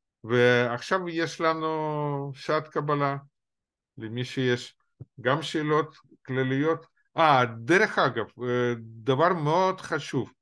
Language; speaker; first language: Hebrew; non-native, fluent; Russian